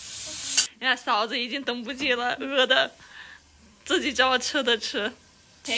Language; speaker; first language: Chinese; non-native, fluent; Armenian